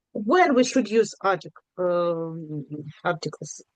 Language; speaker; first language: English; non-native, learner; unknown